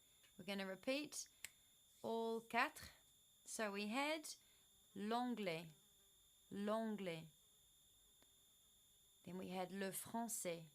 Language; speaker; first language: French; non-native, fluent; English